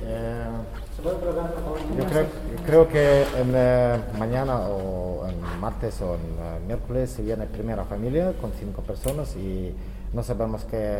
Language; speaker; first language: Spanish; non-native, learner; Ukrainian